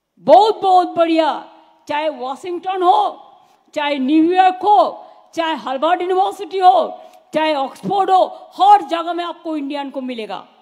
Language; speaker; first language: Hindi; non-native, local second language; Bangla